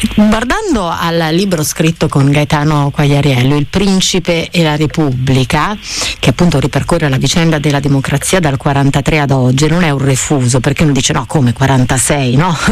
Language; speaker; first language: Italian; native; Italian